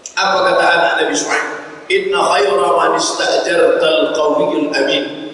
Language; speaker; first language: Malay; native; Malay